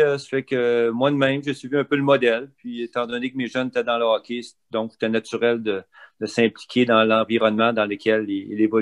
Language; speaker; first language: French; native; French